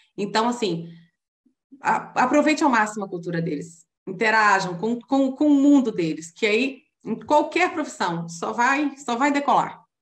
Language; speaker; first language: Portuguese; native; Portuguese